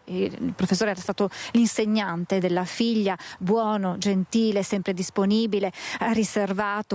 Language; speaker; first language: Italian; native; Italian